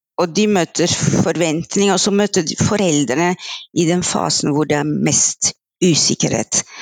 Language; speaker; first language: Norwegian; non-native, fluent; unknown